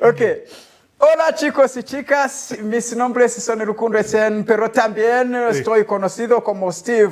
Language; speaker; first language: Spanish; non-native, learner; Kinyarwanda